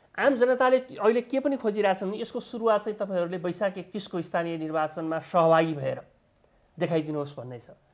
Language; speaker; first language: Nepali; native; Nepali